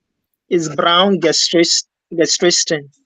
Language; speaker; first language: German; non-native, learner; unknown